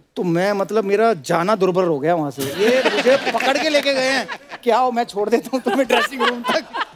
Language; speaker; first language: Hindi; native; Hindi